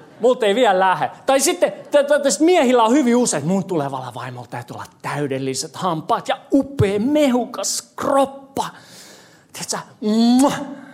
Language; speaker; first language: Finnish; non-native, fluent; English